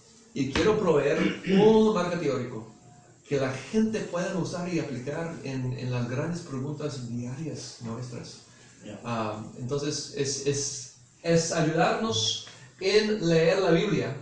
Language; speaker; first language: Spanish; non-native, fluent; English